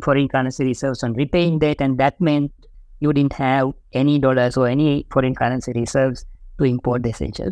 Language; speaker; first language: English; non-native, local second language; Sinhala